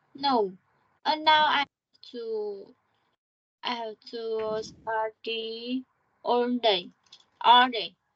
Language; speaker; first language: English; non-native, learner; Vietnamese